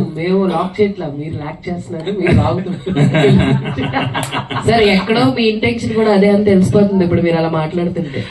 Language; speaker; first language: Telugu; native; Telugu